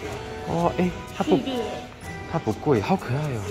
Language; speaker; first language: Chinese; native; Chinese